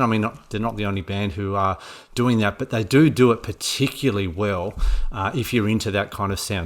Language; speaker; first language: English; native; English